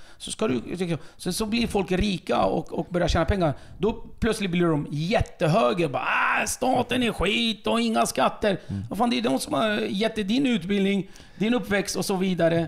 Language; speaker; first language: Swedish; early bilingual, other home language; Kurdish